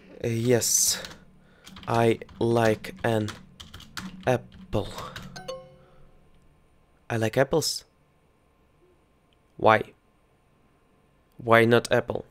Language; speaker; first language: English; non-native, learner; Russian